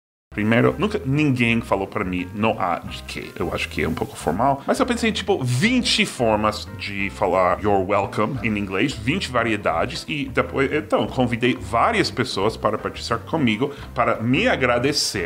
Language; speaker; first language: Portuguese; non-native, fluent; English